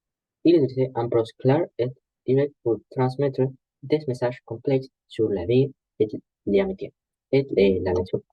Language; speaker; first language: French; non-native, learner; Spanish